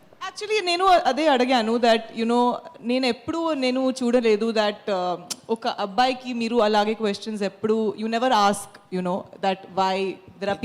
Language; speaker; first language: Telugu; non-native, fluent; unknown